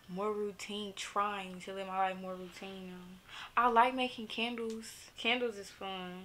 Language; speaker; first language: English; native; English